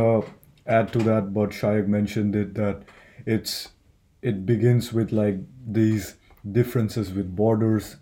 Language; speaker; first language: English; non-native, local second language; Hindi